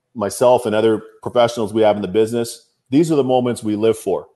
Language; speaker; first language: English; native; English